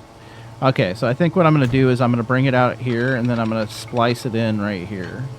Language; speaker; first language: English; native; English